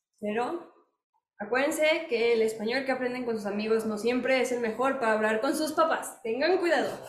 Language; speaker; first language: Spanish; native; Spanish